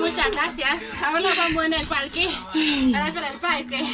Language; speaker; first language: Spanish; non-native, learner; Haitian Creole